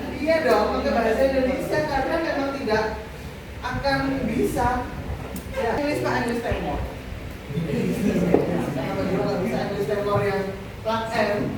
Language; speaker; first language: Indonesian; non-native, local second language; Javanese